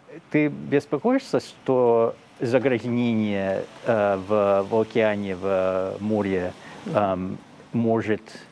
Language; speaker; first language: Russian; non-native, fluent; English